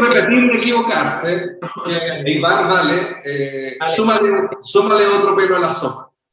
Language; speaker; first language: Spanish; native; Spanish